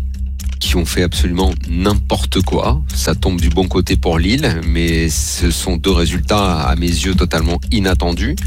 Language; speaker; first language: French; native; French